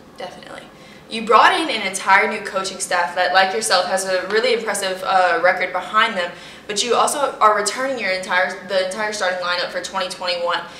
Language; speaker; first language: English; native; English